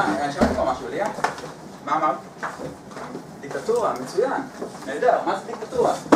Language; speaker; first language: Hebrew; native; Hebrew